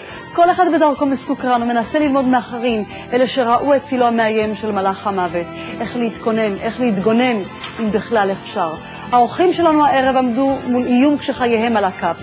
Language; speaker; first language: Hebrew; native; Hebrew